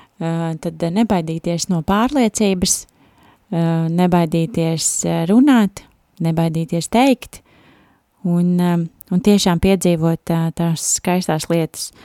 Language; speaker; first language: Latvian; native; Latvian